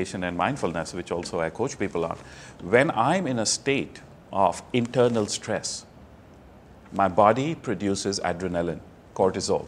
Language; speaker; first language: English; non-native, local second language; Hindi